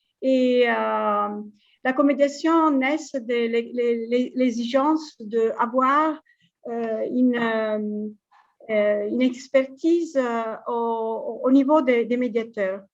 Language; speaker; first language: French; non-native, fluent; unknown